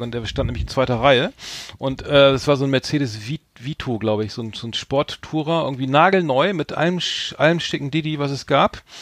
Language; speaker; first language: German; native; German